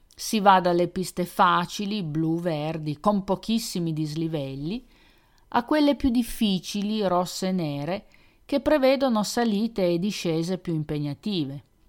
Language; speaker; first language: Italian; native; Italian